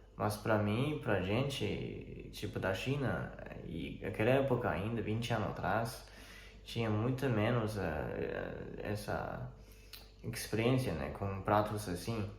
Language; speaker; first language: Portuguese; non-native, fluent; Chinese